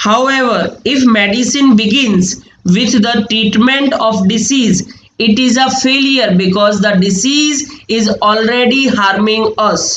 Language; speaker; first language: English; non-native, local second language; Gujarati